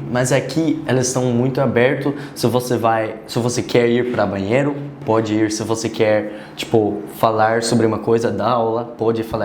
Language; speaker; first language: Portuguese; non-native, learner; Dutch